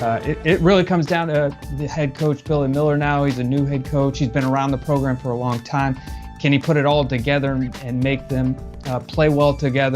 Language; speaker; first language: English; native; English